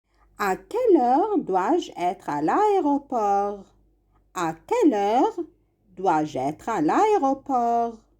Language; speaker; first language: French; non-native, fluent; Arabic